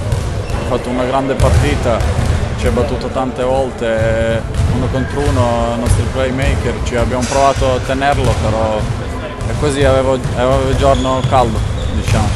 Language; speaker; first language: Italian; non-native, learner; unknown